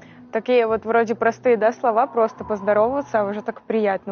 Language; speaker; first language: Russian; native; Russian